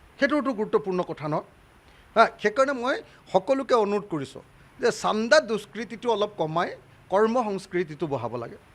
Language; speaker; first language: Assamese; native; Assamese